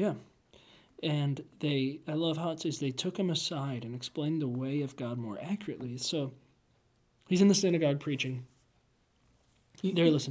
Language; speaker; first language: English; native; English